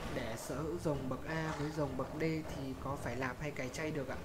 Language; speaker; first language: Vietnamese; native; Vietnamese